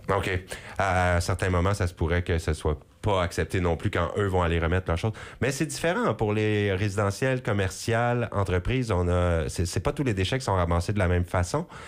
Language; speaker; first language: French; native; French